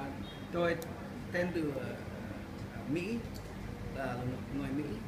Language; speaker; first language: Vietnamese; non-native, learner; English